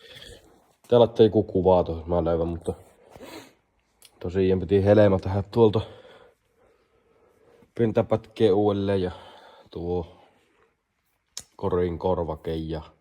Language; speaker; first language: Finnish; native; Finnish